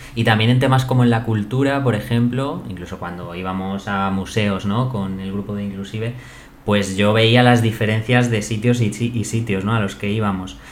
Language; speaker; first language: Spanish; native; Spanish